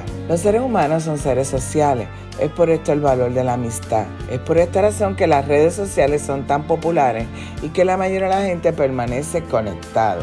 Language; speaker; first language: Spanish; native; Spanish